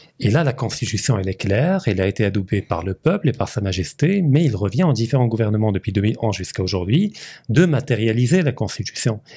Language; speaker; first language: French; non-native, local second language; Arabic